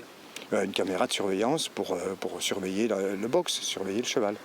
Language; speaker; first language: French; native; French